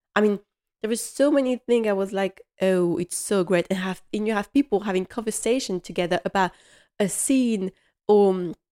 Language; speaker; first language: English; non-native, fluent; French